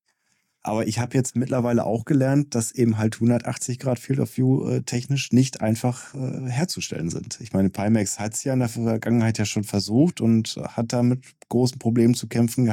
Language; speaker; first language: German; native; German